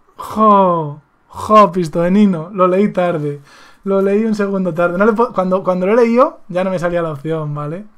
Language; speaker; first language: Spanish; native; Spanish